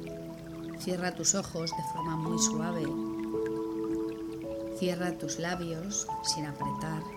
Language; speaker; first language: Spanish; native; Spanish